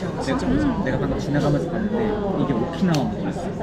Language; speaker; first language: Korean; native; Korean